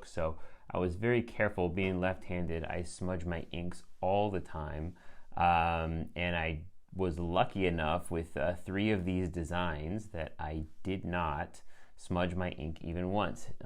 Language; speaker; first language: English; native; English